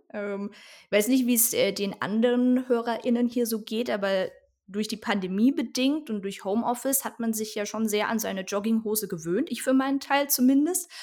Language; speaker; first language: German; native; German